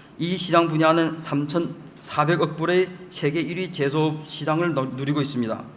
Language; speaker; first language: Korean; early bilingual, heritage; Chinese